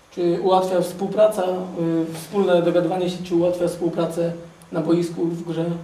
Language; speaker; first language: Polish; native; Polish